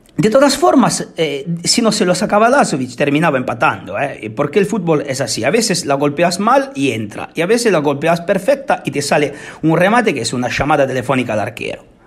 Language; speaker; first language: Spanish; non-native, fluent; Italian